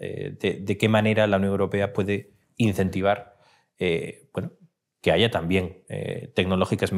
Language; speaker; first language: Spanish; native; Spanish